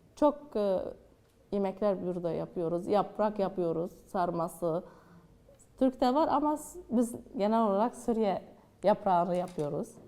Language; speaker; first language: Turkish; non-native, fluent; Arabic